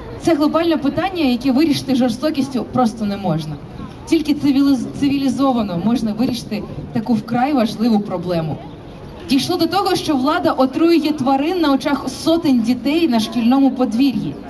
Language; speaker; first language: Ukrainian; native; Ukrainian